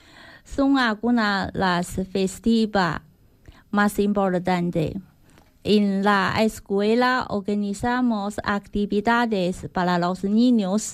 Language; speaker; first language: Spanish; non-native, learner; Chinese